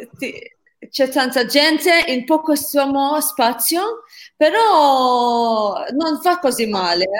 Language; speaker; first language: Italian; non-native, fluent; Maltese